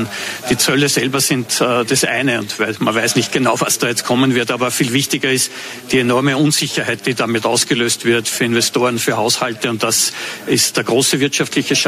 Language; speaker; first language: German; native; German